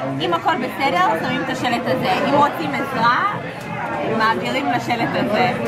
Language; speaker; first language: Hebrew; native; Hebrew